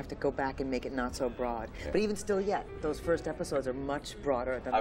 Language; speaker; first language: English; native; English